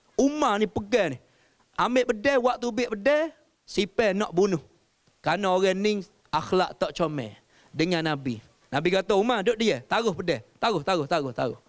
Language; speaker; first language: Malay; native; Malay